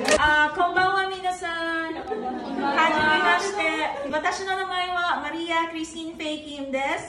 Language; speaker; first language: Japanese; non-native, learner; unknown